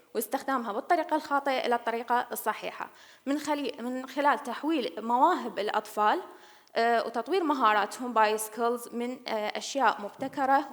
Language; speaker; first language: English; non-native, learner; Arabic